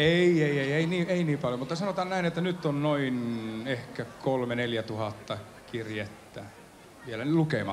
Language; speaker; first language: Finnish; native; Finnish